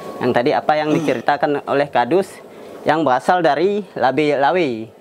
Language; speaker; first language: Indonesian; non-native, local second language; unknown